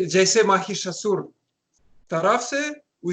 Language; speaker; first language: Hindi; non-native, learner; Russian